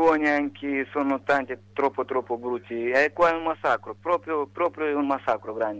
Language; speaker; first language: Italian; non-native, fluent; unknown